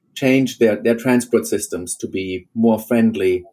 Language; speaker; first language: English; non-native, fluent; German